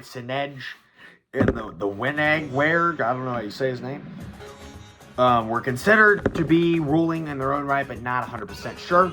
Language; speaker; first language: English; native; English